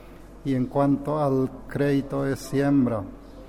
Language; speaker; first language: Spanish; non-native, local second language; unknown